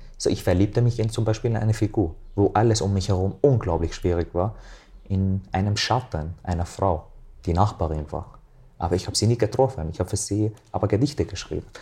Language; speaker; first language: German; non-native, fluent; Arabic